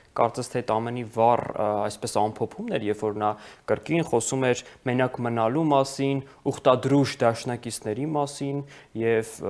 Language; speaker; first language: Armenian; native; Armenian